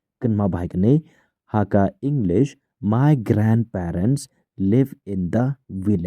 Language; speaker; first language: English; non-native, local second language; Khasi